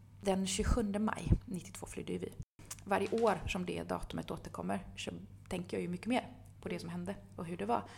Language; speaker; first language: Swedish; early bilingual, other home language; Bosnian